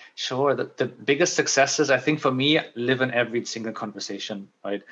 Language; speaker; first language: English; non-native, fluent; German